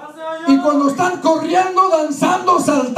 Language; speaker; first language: Spanish; early bilingual, heritage; Spanish